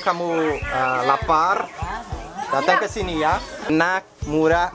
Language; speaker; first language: Indonesian; non-native, fluent; Portuguese